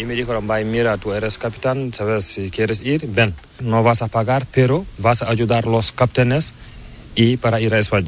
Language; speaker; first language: Spanish; non-native, learner; Fula